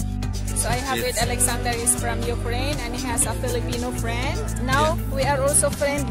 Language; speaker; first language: English; non-native, local second language; Cebuano